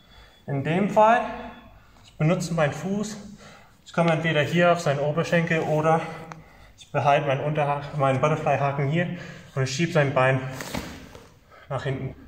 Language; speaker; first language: German; non-native, fluent; English